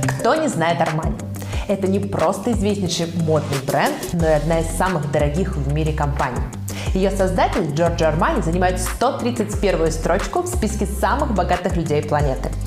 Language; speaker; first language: Russian; native; Russian